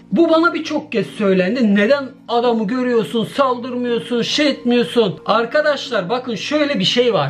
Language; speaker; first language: Turkish; early bilingual, heritage; Turkish